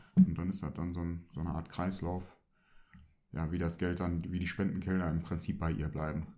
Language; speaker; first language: German; early bilingual, other home language; Turkish